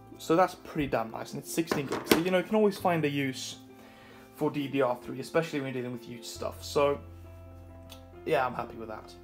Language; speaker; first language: English; non-native, fluent; Swedish